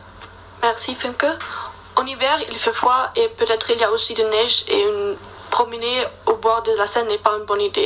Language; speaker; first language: French; non-native, learner; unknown